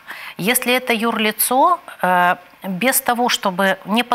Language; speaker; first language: Russian; native; Russian